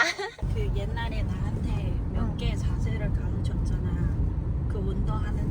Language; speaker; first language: Korean; non-native, fluent; Chinese